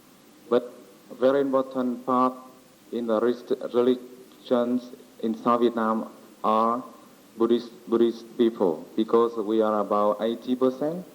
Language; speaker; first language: English; non-native, learner; Vietnamese